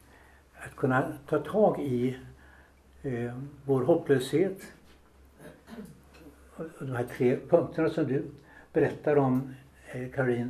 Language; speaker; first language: Swedish; native; Swedish